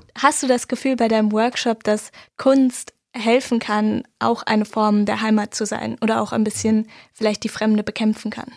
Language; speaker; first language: German; native; German